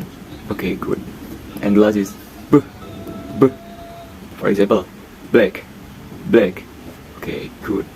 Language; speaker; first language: English; non-native, learner; Indonesian